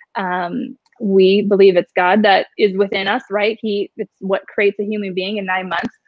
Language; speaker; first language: English; native; English